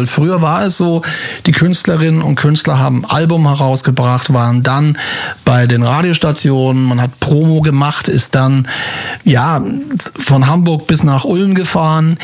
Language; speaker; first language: German; native; German